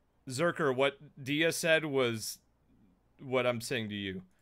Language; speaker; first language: English; early bilingual, other home language; Spanish